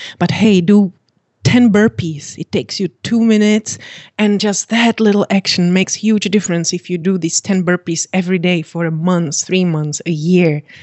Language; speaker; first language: English; non-native, fluent; Czech